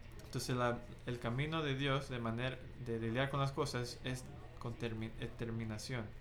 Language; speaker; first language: Spanish; non-native, fluent; English